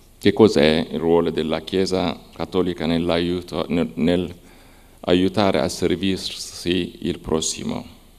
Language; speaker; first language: Italian; non-native, fluent; Amharic